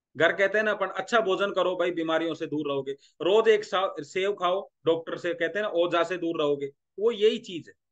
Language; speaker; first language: Hindi; non-native, local second language; Marathi